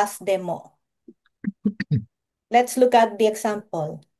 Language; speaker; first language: English; non-native, local second language; Filipino